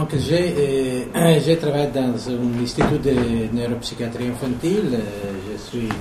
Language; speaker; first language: French; non-native, fluent; Italian